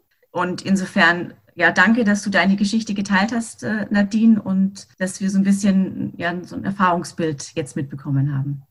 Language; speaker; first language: German; native; German